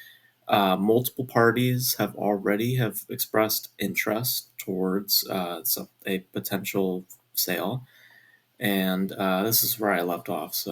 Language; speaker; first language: English; native; English